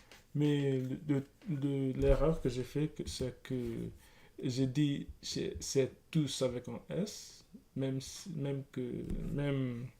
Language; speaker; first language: French; non-native, learner; English